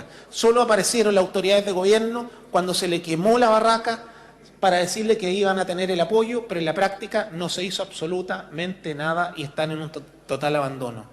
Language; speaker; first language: Spanish; native; Spanish